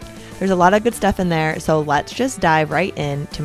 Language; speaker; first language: English; native; English